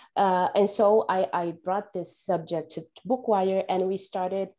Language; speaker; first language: English; non-native, fluent; Portuguese